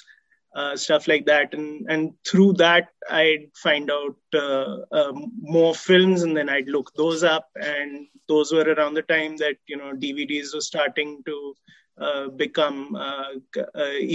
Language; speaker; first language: English; non-native, local second language; Hindi